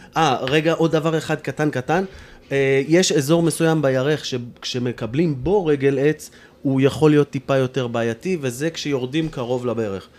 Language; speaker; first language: Hebrew; native; Hebrew